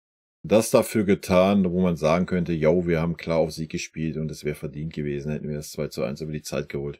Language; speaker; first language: German; native; German